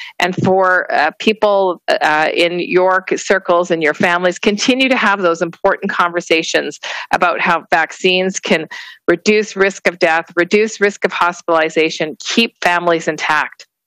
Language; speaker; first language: English; native; English